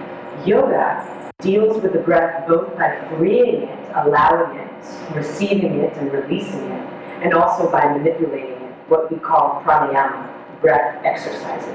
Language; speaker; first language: English; non-native, fluent; Hebrew